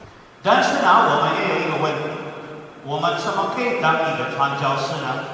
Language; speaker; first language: Chinese; non-native, fluent; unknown